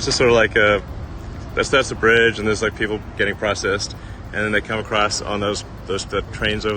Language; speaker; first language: English; native; English